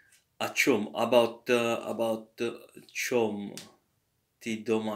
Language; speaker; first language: Russian; non-native, learner; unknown